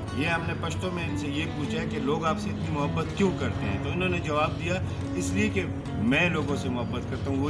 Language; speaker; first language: Urdu; non-native, local second language; Pashto